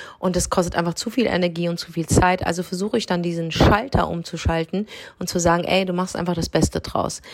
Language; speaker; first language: German; early bilingual, other home language; Arabic